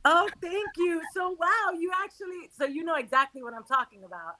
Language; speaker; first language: English; early bilingual, other home language; Spanish